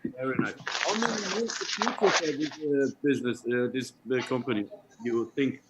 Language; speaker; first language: English; non-native, learner; Turkish